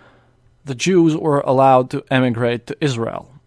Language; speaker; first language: English; non-native, fluent; Latvian